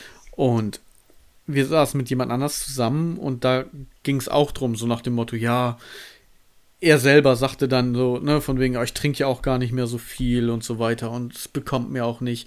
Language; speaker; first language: German; native; German